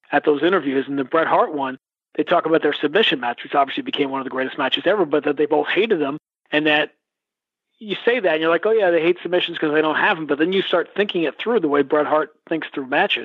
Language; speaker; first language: English; native; English